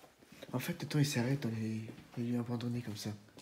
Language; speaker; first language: French; native; French